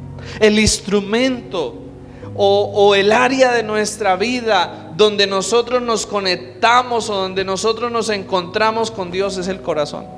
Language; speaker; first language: Spanish; native; Spanish